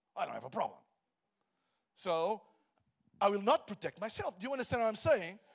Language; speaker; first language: English; non-native, fluent; Portuguese